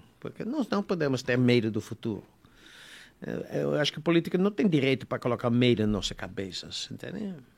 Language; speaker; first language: Portuguese; non-native, fluent; Dutch